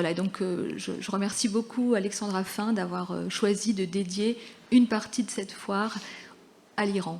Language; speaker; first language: French; native; French